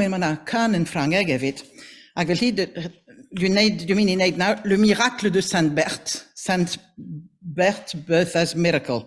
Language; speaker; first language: Welsh; non-native, fluent; French